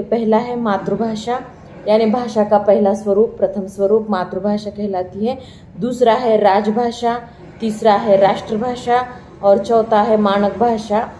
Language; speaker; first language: Hindi; non-native, local second language; Marathi